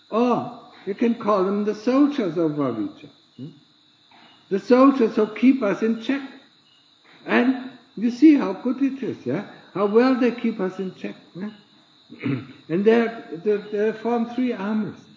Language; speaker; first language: English; non-native, fluent; German